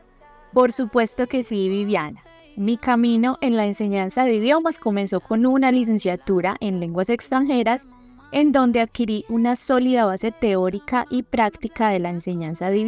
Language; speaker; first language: Spanish; native; Spanish